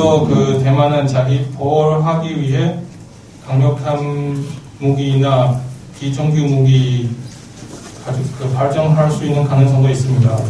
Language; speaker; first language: Korean; non-native, learner; Chinese